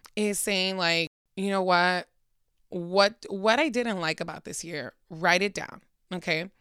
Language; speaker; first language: English; early bilingual, other home language; Spanish